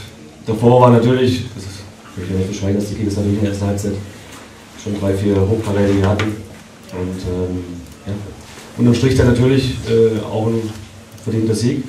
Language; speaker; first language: German; native; German